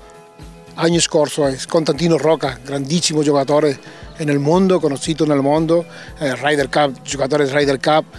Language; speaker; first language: Italian; non-native, learner; Spanish